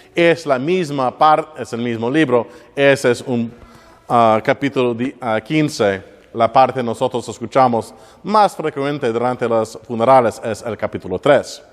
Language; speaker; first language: Spanish; non-native, learner; English